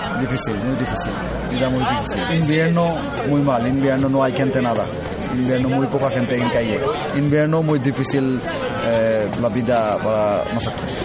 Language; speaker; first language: Spanish; non-native, learner; Bangla